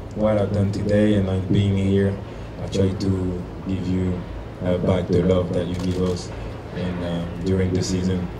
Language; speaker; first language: English; non-native, fluent; French